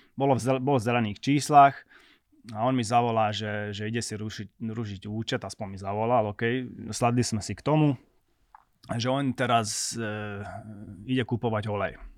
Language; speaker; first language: Slovak; non-native, local second language; Hungarian